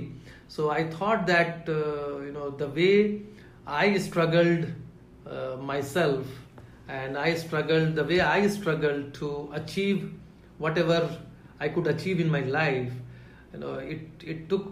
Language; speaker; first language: English; non-native, local second language; Hindi